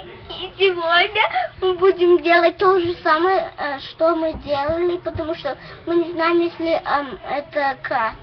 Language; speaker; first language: Russian; early bilingual, heritage; English